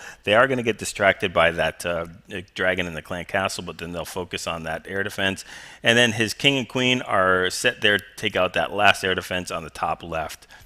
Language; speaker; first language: English; native; English